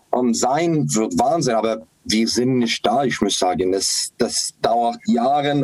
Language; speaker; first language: German; non-native, fluent; English